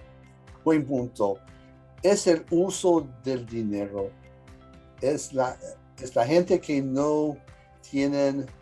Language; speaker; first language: Spanish; early bilingual, heritage; English